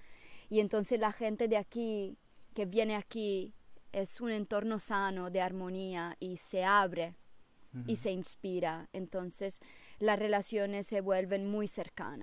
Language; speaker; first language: Spanish; non-native, fluent; Italian